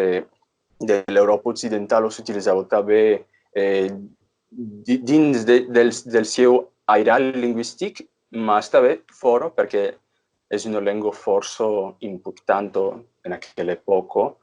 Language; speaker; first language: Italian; non-native, fluent; Portuguese